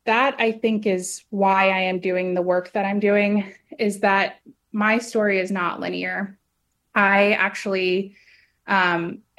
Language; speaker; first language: English; native; English